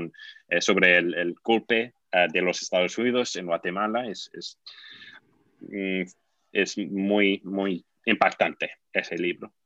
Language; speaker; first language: Spanish; non-native, fluent; English